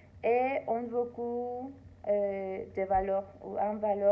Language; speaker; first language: French; non-native, learner; Spanish